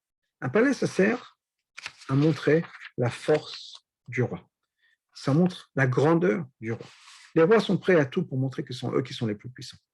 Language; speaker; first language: French; native; French